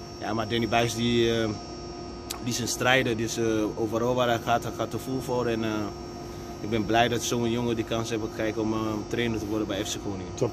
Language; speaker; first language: Dutch; non-native, fluent; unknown